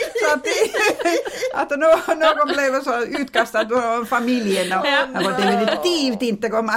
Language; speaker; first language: Swedish; non-native, fluent; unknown